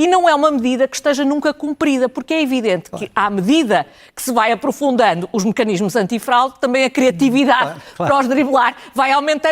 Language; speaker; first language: Portuguese; native; Portuguese